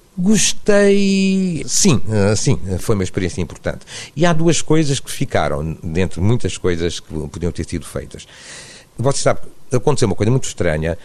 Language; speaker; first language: Portuguese; native; Portuguese